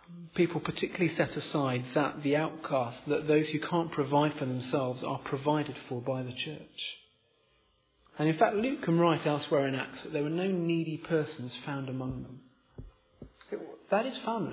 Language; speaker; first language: English; native; English